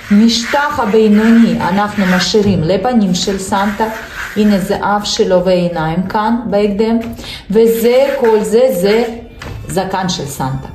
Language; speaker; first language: Hebrew; non-native, fluent; Russian